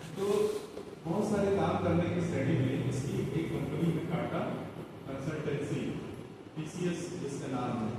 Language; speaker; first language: Hindi; native; Hindi